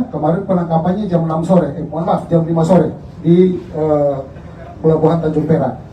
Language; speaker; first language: Indonesian; native; Indonesian